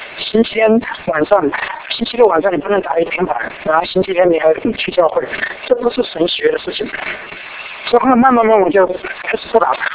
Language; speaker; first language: Chinese; native; Chinese